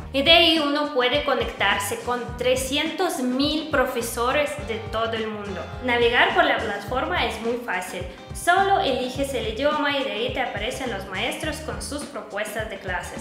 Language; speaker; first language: Spanish; non-native, fluent; Russian